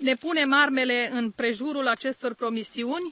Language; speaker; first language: Romanian; native; Romanian